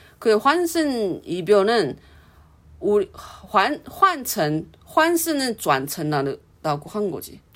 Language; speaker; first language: Korean; non-native, learner; Chinese